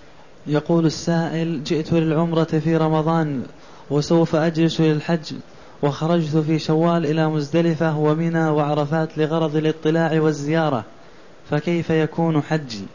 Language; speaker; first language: Arabic; native; Arabic